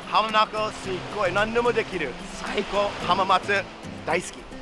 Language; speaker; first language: Japanese; non-native, fluent; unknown